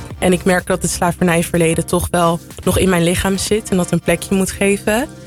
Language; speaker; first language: Dutch; early bilingual, other home language; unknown